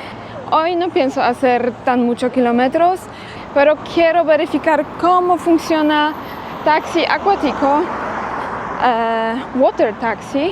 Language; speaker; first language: Spanish; non-native, fluent; Polish